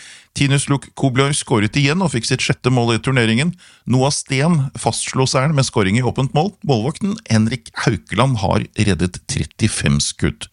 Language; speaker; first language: Norwegian; native; Norwegian